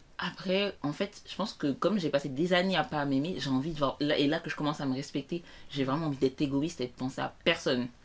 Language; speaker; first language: French; native; French